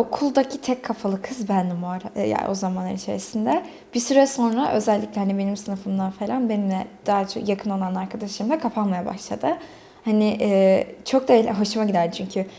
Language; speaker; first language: Turkish; early bilingual, other home language; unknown